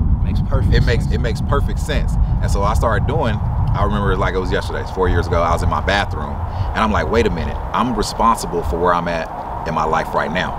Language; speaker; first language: English; native; English